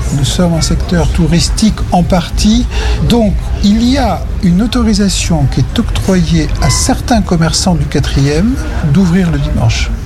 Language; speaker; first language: French; native; French